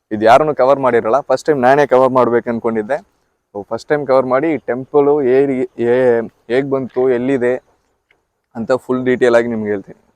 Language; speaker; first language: Kannada; non-native, local second language; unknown